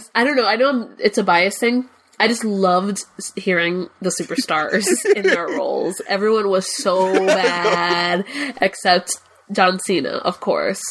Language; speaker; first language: English; non-native, fluent; Spanish